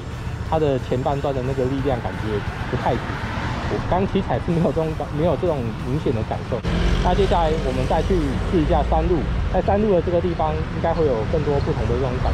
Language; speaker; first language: Chinese; native; Chinese